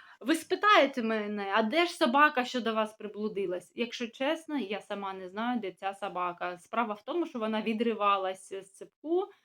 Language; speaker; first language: Ukrainian; native; Ukrainian